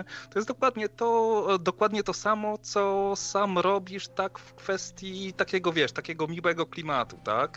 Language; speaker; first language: Polish; native; Polish